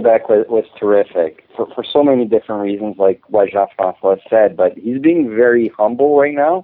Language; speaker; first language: English; non-native, fluent; French